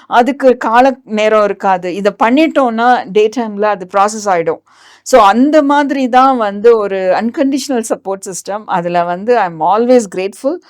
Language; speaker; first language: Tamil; native; Tamil